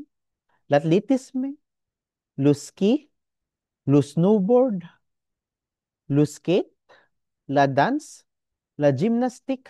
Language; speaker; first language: French; non-native, learner; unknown